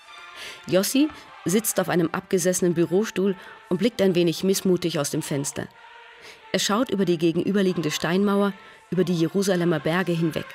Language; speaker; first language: German; native; German